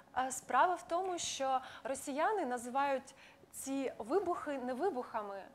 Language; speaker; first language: Ukrainian; non-native, local second language; Russian